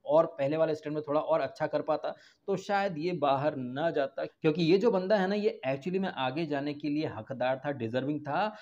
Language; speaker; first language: Hindi; native; Hindi